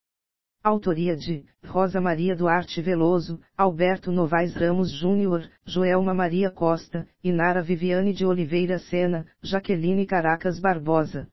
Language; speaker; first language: Portuguese; native; Portuguese